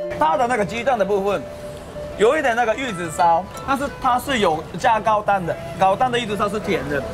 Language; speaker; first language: Chinese; non-native, fluent; Japanese